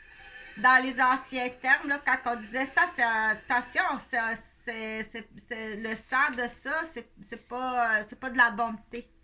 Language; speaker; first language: French; native; French